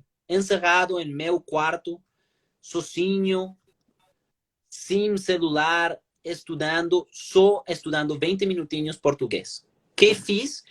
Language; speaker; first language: Portuguese; non-native, learner; Spanish